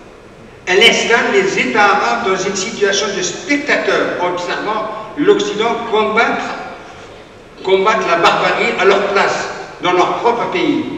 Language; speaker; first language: French; native; French